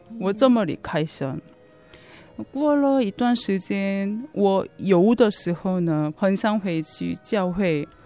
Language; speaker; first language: Chinese; non-native, fluent; Korean